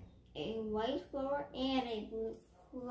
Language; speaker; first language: English; native; English